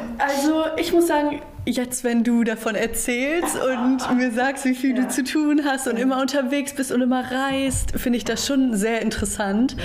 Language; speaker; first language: German; native; German